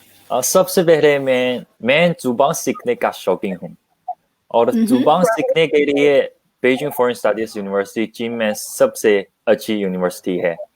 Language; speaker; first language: Hindi; non-native, learner; Chinese